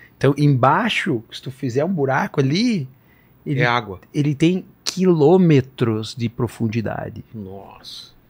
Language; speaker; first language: Portuguese; native; Portuguese